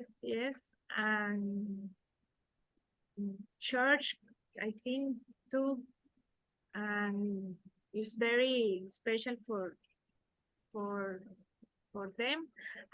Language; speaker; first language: English; non-native, learner; Spanish